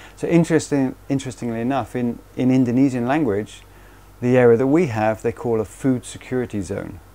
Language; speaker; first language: English; native; English